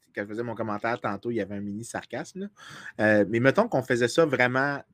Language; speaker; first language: French; native; French